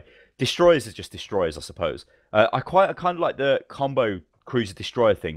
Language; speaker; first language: English; native; English